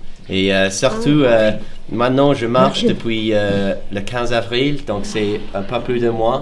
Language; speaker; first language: French; non-native, fluent; English